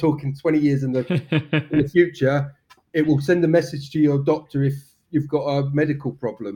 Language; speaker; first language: English; native; English